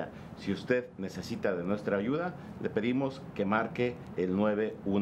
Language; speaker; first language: Spanish; native; Spanish